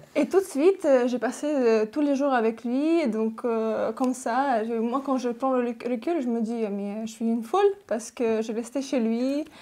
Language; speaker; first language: French; non-native, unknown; Russian